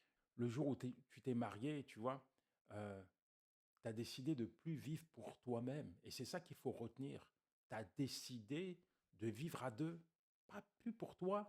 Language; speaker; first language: French; native; French